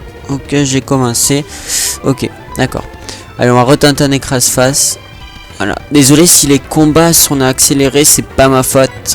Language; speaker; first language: French; native; French